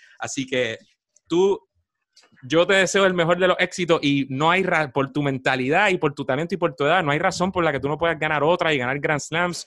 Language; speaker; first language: Spanish; native; Spanish